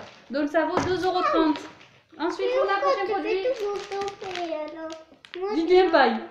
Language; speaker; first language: French; native; French